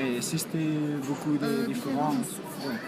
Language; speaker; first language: French; non-native, learner; Spanish